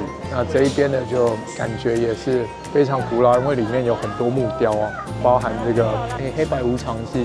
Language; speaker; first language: Chinese; native; Chinese